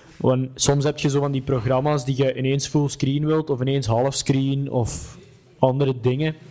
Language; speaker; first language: Dutch; native; Dutch